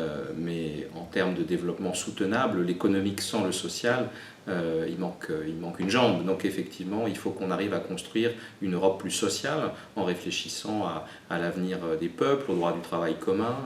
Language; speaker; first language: French; native; French